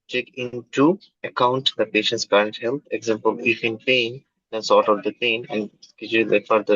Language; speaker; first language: English; non-native, local second language; Bangla